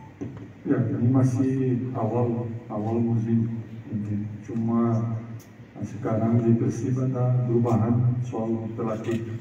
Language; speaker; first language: Indonesian; non-native, fluent; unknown